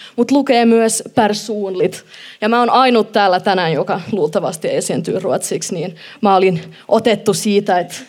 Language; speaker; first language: Finnish; non-native, local second language; Swedish